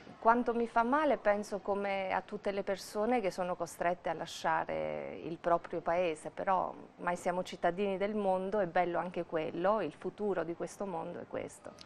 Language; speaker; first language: Italian; non-native, fluent; Albanian